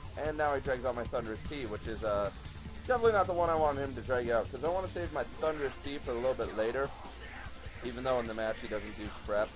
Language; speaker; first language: English; native; English